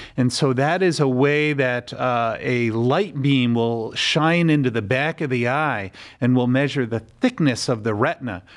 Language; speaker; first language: English; native; English